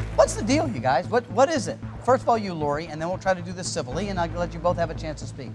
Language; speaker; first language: English; native; English